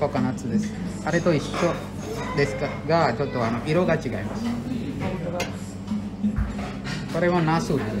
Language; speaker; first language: Japanese; non-native, fluent; Sinhala